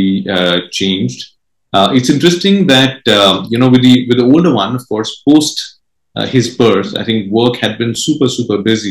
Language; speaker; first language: English; non-native, local second language; Marathi